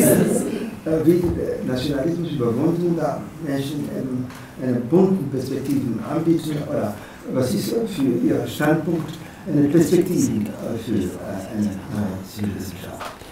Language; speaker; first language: German; non-native, fluent; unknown